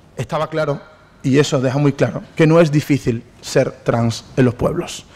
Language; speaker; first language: Spanish; native; Spanish